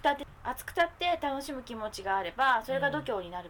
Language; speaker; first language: Japanese; native; Japanese